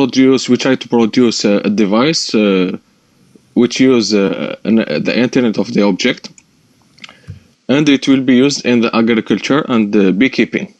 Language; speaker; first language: English; non-native, learner; Arabic